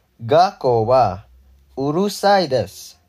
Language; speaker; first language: Japanese; non-native, learner; English